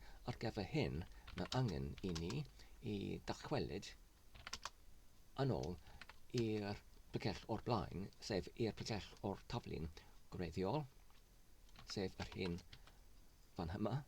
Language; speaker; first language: Welsh; non-native, learner; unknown